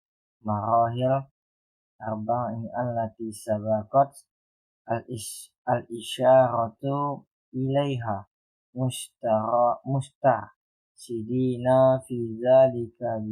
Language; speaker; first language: Arabic; non-native, learner; Indonesian